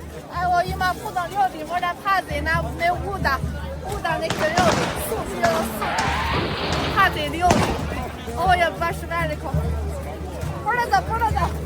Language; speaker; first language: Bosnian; non-native, learner; Chinese